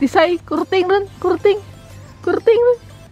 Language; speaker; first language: English; non-native, learner; Filipino